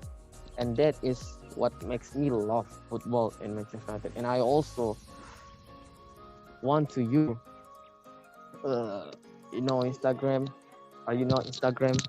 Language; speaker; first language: English; non-native, learner; Indonesian